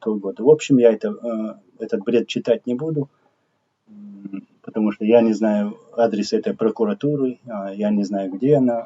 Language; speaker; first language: Russian; non-native, local second language; Chechen